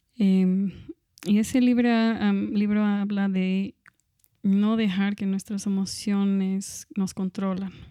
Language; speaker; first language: Spanish; non-native, fluent; English